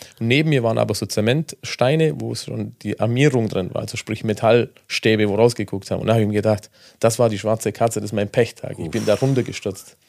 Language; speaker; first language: German; native; German